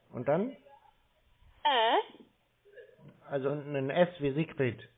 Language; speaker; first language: German; native; German